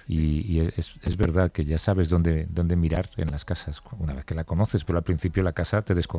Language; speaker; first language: Spanish; native; Spanish